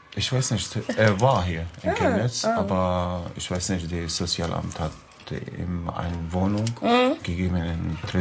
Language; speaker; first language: German; non-native, learner; Arabic